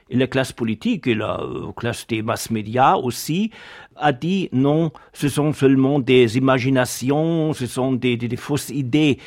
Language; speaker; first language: French; non-native, fluent; German